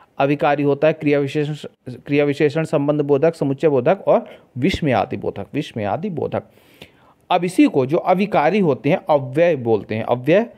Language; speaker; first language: Hindi; native; Hindi